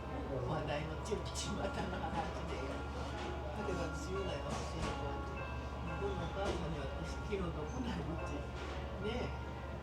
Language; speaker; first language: Japanese; native; Japanese